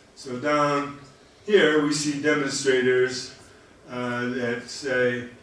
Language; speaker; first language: English; native; English